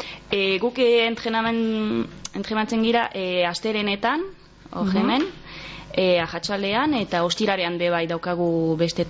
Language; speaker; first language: Basque; non-native, local second language; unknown